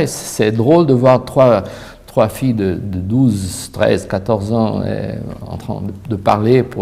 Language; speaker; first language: French; non-native, fluent; Portuguese